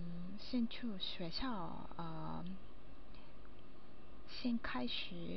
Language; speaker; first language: Chinese; non-native, learner; Japanese